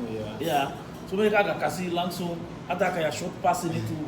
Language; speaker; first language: Indonesian; non-native, fluent; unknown